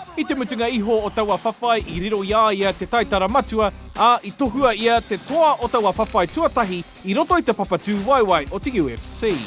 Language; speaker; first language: Māori; non-native, local second language; English